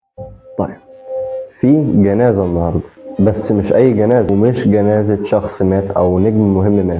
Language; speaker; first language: Arabic; native; Arabic